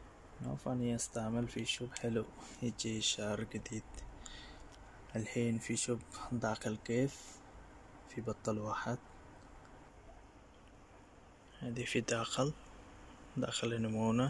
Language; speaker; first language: Arabic; non-native, learner; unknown